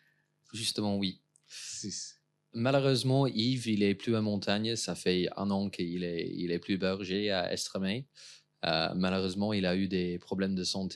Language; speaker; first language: French; non-native, fluent; English